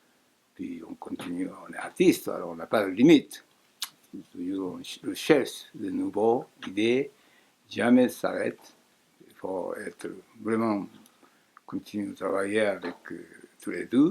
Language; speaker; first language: French; non-native, fluent; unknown